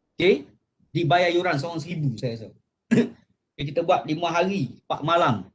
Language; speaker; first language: Malay; native; Malay